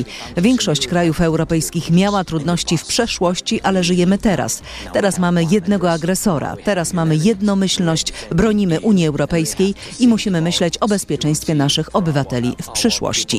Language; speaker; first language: Polish; native; Polish